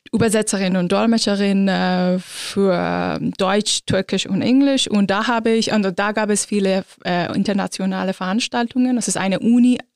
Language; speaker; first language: German; non-native, fluent; Azerbaijani